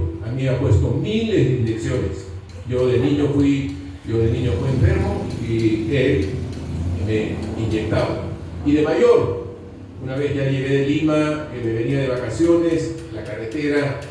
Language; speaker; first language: Spanish; native; Spanish